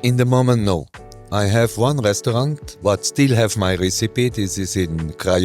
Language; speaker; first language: English; non-native, learner; German